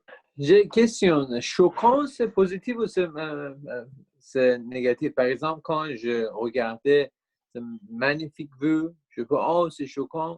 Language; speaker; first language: French; non-native, learner; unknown